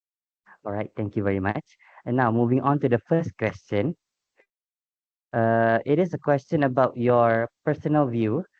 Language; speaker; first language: English; non-native, local second language; Malay